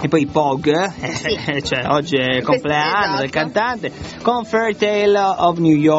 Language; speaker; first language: Italian; native; Italian